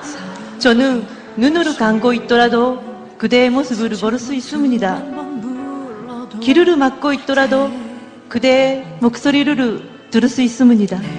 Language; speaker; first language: Korean; non-native, learner; Japanese